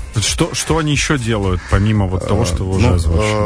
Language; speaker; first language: Russian; native; Russian